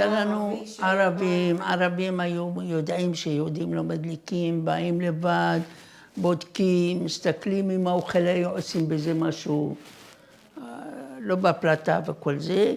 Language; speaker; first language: Hebrew; non-native, fluent; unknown